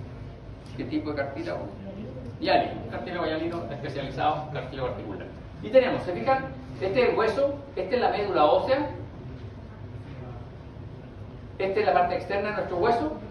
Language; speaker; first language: Spanish; native; Spanish